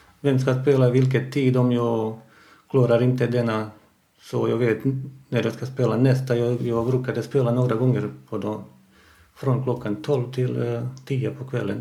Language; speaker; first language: Swedish; non-native, fluent; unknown